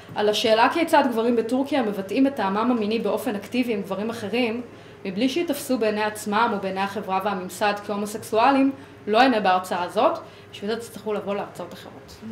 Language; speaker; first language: Hebrew; native; Hebrew